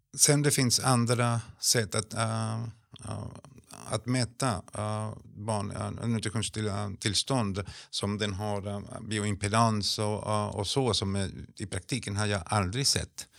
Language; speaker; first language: Swedish; non-native, fluent; Spanish